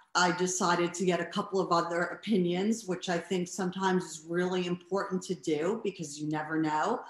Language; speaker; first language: English; native; English